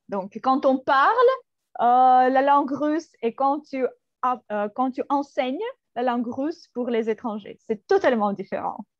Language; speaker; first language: French; non-native, fluent; Russian